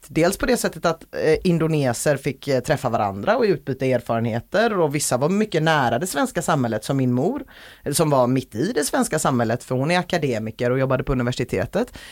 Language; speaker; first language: Swedish; native; Swedish